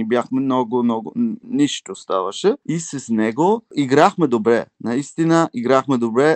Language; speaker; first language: Bulgarian; early bilingual, heritage; Bulgarian